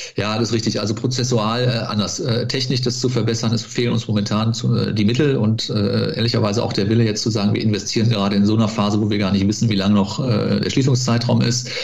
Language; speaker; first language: German; native; German